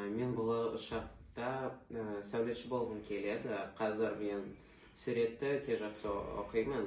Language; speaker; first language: Kazakh; non-native, local second language; Russian